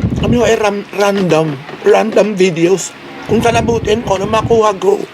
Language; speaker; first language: Filipino; native; Filipino